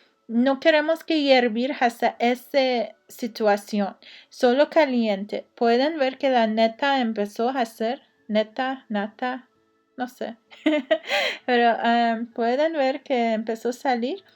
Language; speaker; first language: Spanish; non-native, learner; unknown